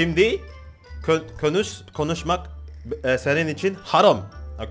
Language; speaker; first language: Turkish; non-native, learner; Indonesian